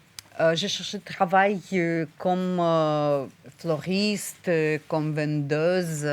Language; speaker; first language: French; non-native, learner; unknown